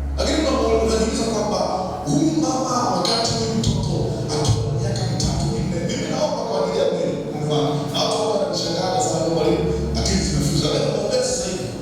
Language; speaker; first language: Swahili; non-native, local second language; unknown